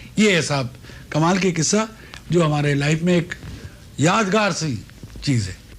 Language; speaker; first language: Hindi; non-native, local second language; Bangla